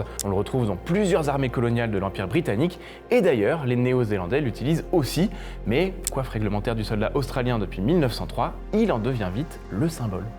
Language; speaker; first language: French; native; French